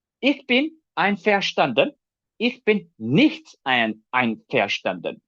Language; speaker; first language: German; non-native, fluent; Turkish